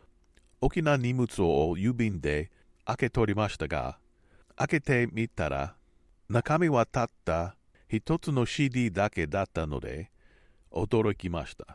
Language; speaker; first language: Japanese; non-native, learner; English